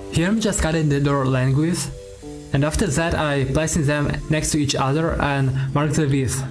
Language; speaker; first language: English; non-native, learner; Ukrainian